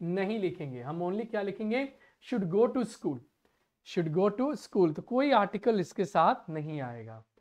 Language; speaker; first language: Hindi; non-native, local second language; Punjabi